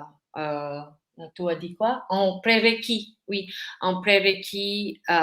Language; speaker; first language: French; non-native, learner; Filipino